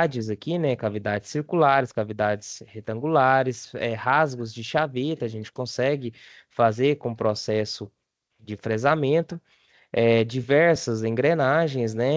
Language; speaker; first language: Portuguese; native; Portuguese